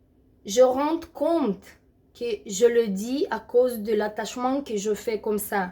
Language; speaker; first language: French; non-native, fluent; Russian